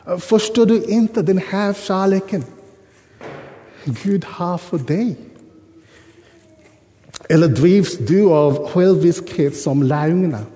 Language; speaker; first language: Swedish; non-native, fluent; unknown